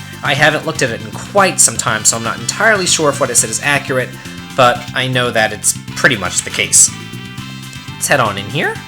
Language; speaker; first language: English; native; English